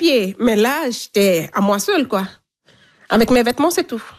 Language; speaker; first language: French; non-native, local second language; Fula